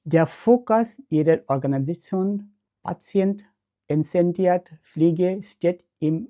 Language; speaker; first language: German; non-native, learner; Bangla